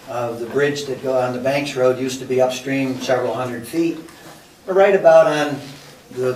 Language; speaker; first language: English; native; English